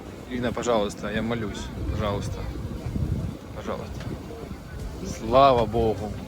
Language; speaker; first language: Russian; native; Russian